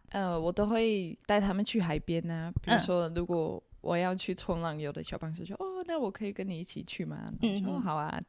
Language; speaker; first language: Chinese; non-native, fluent; Dutch